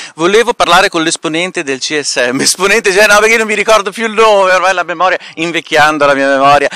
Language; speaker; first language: Italian; native; Italian